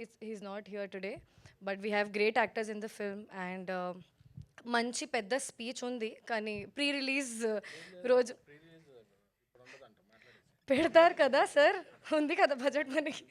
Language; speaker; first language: Telugu; non-native, fluent; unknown